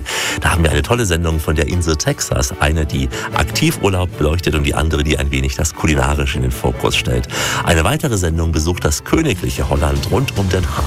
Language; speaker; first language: German; native; German